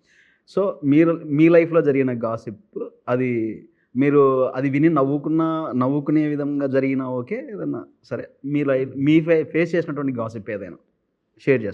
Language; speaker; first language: Telugu; native; Telugu